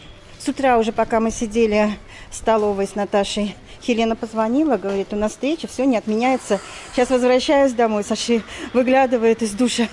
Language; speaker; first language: Russian; native; Russian